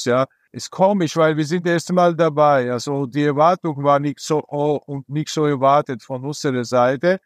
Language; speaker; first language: German; non-native, fluent; Georgian